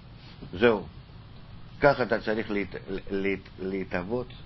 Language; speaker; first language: Hebrew; non-native, fluent; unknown